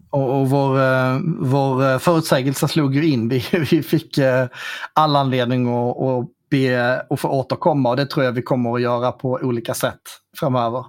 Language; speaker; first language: Swedish; native; Swedish